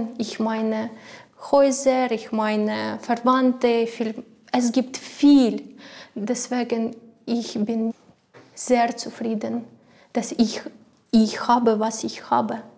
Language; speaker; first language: German; non-native, learner; Ukrainian